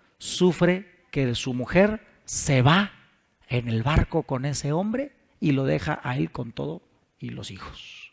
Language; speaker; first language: Spanish; native; Spanish